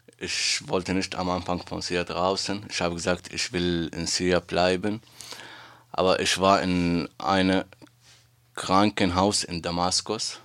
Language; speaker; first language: German; non-native, learner; Arabic